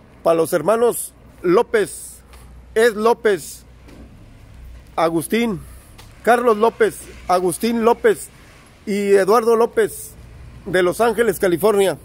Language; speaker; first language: Spanish; native; Spanish